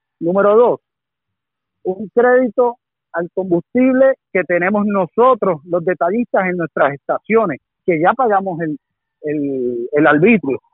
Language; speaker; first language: Spanish; native; Spanish